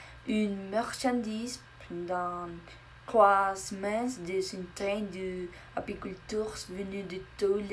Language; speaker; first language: French; non-native, learner; Spanish